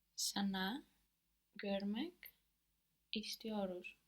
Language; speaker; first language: Turkish; non-native, learner; English